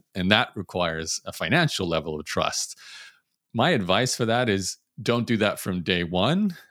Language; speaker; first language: English; native; English